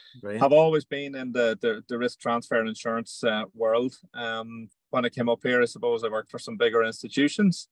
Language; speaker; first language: English; native; English